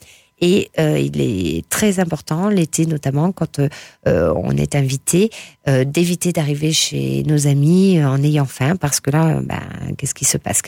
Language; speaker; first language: French; native; French